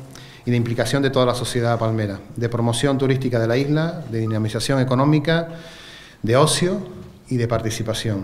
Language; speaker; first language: Spanish; native; Spanish